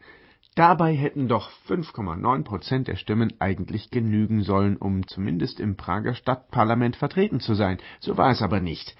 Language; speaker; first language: German; native; German